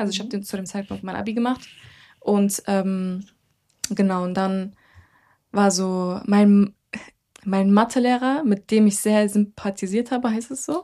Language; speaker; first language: German; early bilingual, other home language; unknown